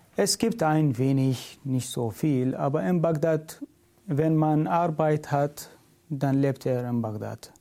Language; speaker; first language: German; non-native, learner; Syriac